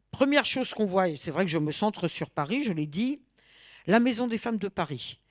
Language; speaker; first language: French; native; French